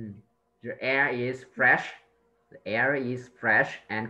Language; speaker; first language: English; non-native, fluent; Vietnamese